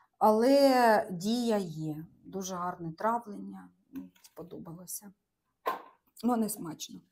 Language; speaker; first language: Ukrainian; non-native, local second language; Russian